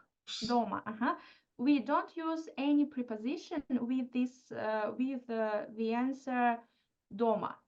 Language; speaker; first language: English; non-native, fluent; Russian